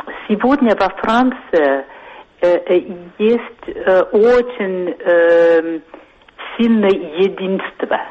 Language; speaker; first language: Russian; non-native, fluent; French